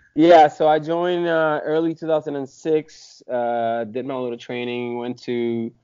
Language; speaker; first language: English; early bilingual, other home language; Spanish